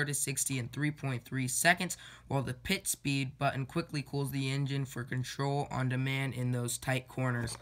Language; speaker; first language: English; native; English